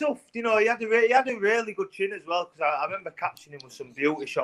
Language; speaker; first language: English; native; English